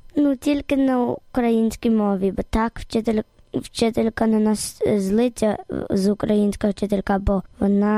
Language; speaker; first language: Ukrainian; early bilingual, heritage; Ukrainian